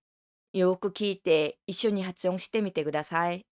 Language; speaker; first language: Japanese; non-native, fluent; Korean